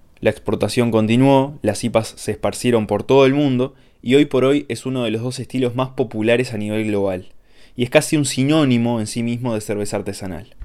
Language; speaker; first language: Spanish; native; Spanish